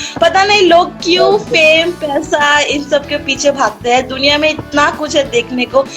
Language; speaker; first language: Hindi; non-native, local second language; Assamese